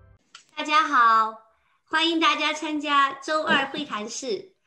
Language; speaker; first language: Chinese; native; Chinese